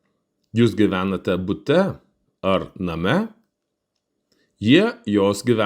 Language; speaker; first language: Lithuanian; non-native, fluent; Russian